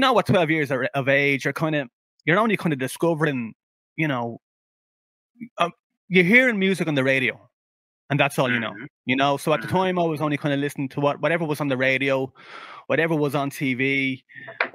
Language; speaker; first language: English; native; English